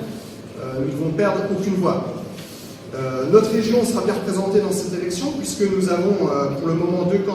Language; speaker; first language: French; native; French